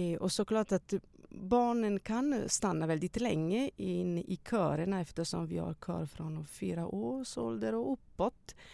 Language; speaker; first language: Swedish; non-native, fluent; Italian